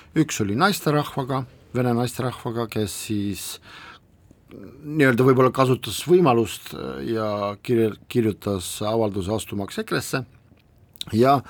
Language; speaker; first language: Estonian; non-native, local second language; Russian